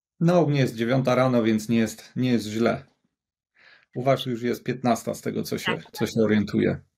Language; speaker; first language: Polish; native; Polish